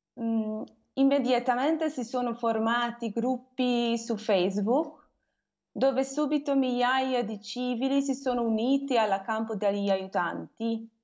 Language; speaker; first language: Italian; non-native, fluent; Hungarian